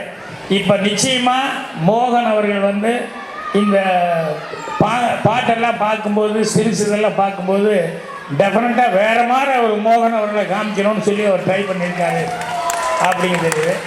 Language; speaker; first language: Tamil; native; Tamil